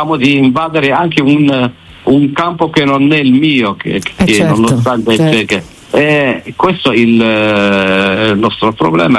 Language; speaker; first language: Italian; non-native, fluent; Arabic